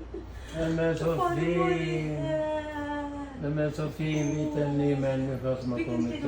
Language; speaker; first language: Swedish; native; Swedish